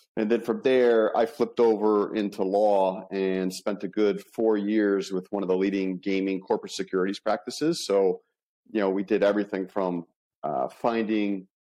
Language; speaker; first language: English; native; English